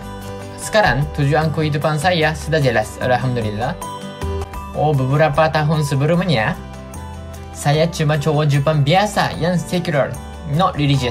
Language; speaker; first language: Indonesian; non-native, fluent; Japanese